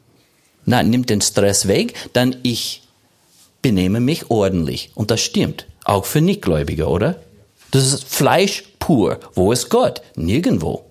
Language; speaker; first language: German; non-native, fluent; English